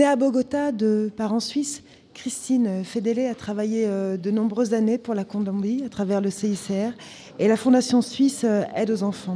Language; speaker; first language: French; native; French